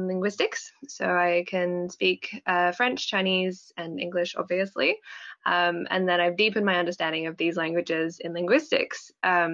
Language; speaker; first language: English; native; English